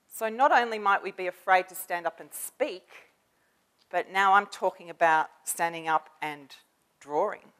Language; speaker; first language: English; native; English